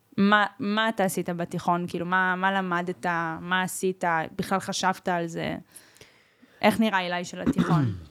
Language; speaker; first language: Hebrew; early bilingual, other home language; Russian